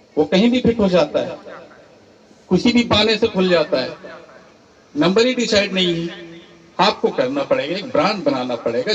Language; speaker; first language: Hindi; native; Hindi